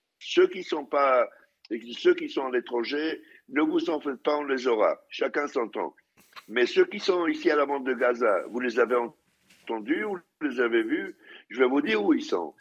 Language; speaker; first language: French; non-native, fluent; Hebrew